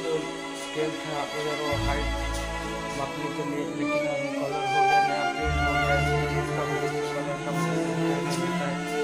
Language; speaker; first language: Hindi; non-native, local second language; Odia